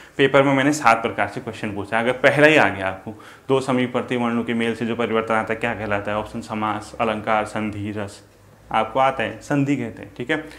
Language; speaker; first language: Hindi; native; Hindi